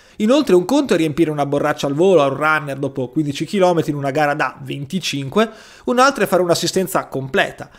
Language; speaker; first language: Italian; native; Italian